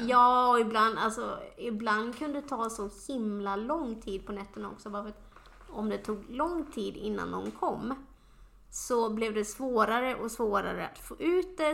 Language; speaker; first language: Swedish; native; Swedish